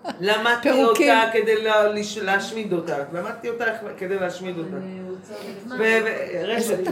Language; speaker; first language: Hebrew; native; Hebrew